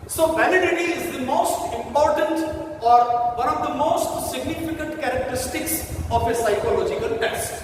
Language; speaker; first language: English; non-native, local second language; Gujarati